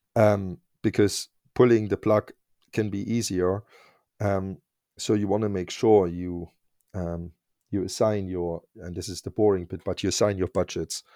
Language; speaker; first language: English; non-native, fluent; German